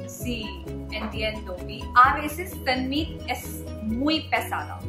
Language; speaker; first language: Spanish; non-native, fluent; Hindi